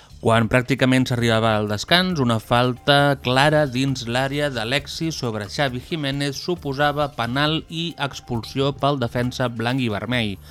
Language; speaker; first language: Catalan; native; Catalan